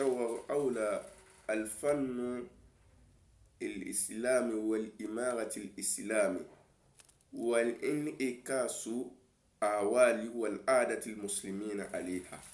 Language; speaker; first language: Arabic; non-native, learner; Yoruba